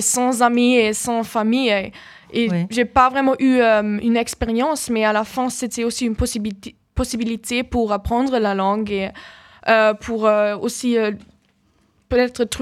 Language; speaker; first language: French; non-native, fluent; German